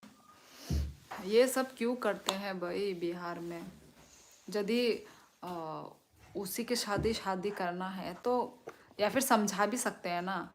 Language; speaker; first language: Hindi; non-native, local second language; Kok Borok